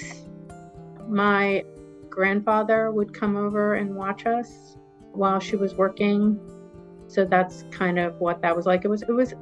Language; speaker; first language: English; native; English